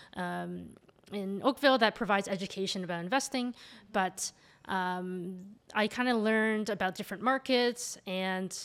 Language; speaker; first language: English; native; English